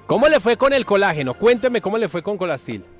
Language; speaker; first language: Spanish; native; Spanish